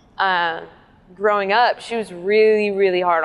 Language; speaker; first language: English; native; English